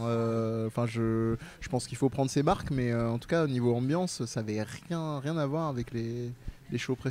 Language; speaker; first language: French; native; French